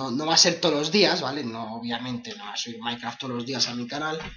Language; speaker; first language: Spanish; native; Spanish